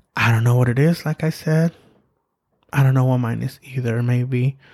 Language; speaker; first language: English; early bilingual, other home language; Spanish